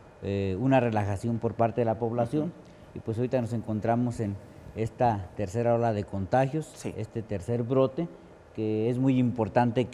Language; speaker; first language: Spanish; native; Spanish